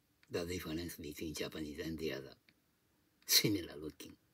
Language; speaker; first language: English; non-native, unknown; Japanese